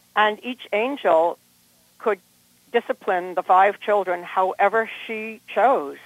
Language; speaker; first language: English; native; English